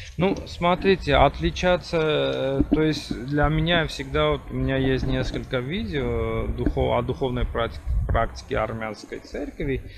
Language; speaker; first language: Russian; non-native, local second language; Armenian